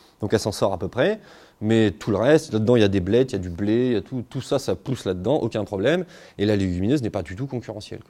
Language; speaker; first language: French; native; French